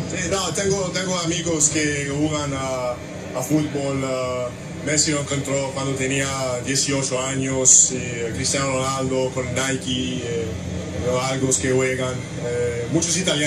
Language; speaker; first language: Spanish; non-native, learner; English